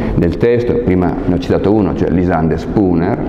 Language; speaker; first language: Italian; native; Italian